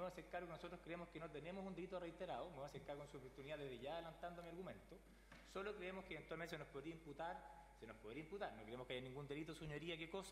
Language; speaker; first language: Spanish; native; Spanish